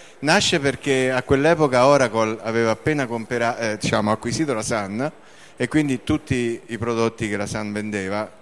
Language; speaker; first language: Italian; native; Italian